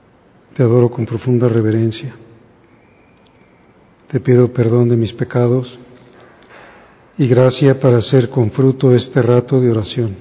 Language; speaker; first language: Spanish; native; Spanish